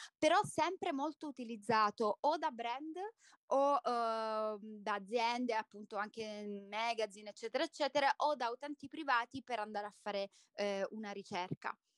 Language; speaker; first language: Italian; native; Italian